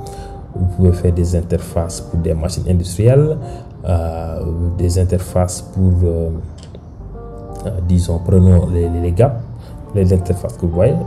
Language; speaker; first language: French; non-native, local second language; Wolof